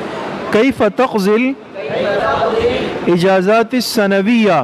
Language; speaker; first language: Arabic; non-native, fluent; Urdu